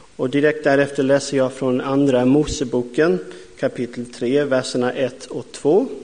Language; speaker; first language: Swedish; non-native, fluent; English